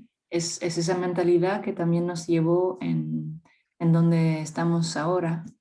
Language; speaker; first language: Spanish; non-native, fluent; French